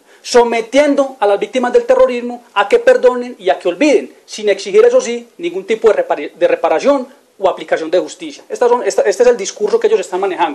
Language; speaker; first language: Spanish; native; Spanish